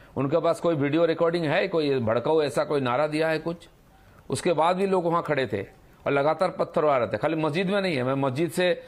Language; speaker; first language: Hindi; non-native, local second language; Bangla